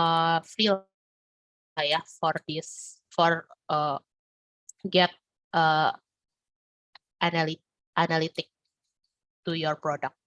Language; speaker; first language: English; non-native, learner; Indonesian